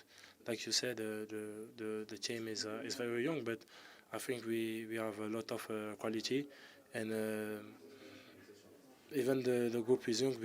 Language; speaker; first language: English; non-native, learner; French